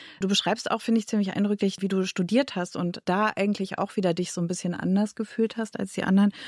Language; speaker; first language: German; native; German